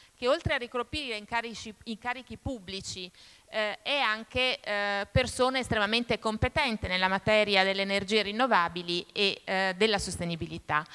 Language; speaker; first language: Italian; native; Italian